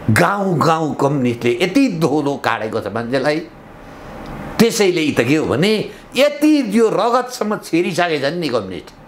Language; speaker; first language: Nepali; native; Nepali